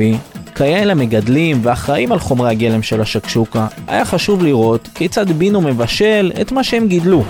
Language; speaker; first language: Hebrew; native; Hebrew